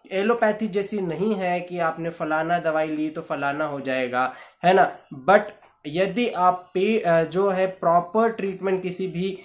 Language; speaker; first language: Hindi; native; Hindi